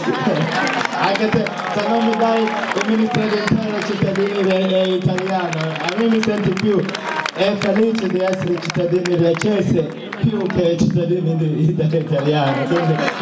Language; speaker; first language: Italian; non-native, learner; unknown